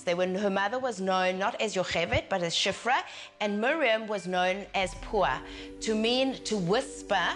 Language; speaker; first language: English; native; English